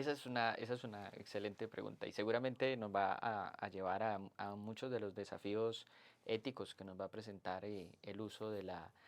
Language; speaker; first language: Spanish; native; Spanish